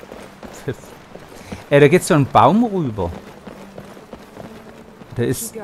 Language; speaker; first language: German; native; German